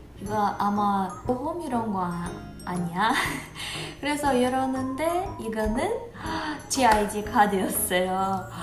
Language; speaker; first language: Korean; non-native, fluent; Russian